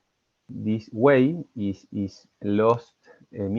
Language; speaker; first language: English; non-native, learner; Spanish